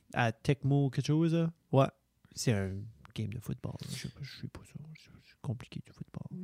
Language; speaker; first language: French; native; French